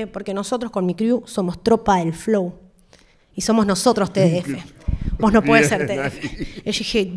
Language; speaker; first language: Spanish; native; Spanish